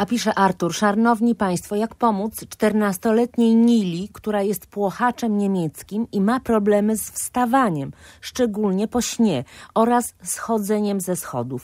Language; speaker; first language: Polish; native; Polish